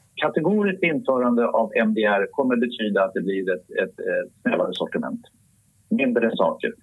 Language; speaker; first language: Swedish; native; Swedish